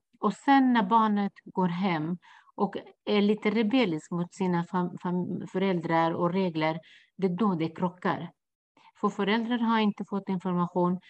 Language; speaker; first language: Swedish; non-native, fluent; Kurdish